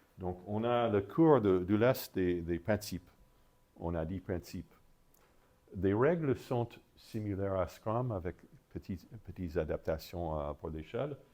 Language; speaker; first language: French; non-native, fluent; English